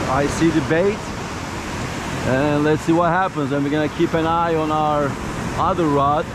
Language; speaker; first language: English; native; English